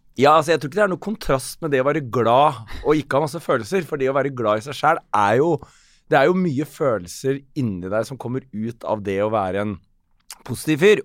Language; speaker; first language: Norwegian; native; Norwegian